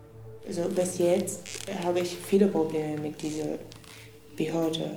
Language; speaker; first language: German; non-native, learner; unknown